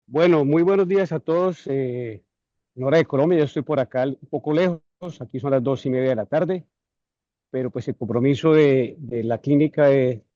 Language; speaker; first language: Spanish; native; Spanish